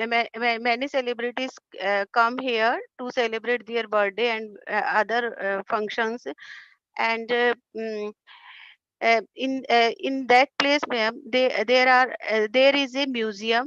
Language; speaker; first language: English; non-native, learner; Hindi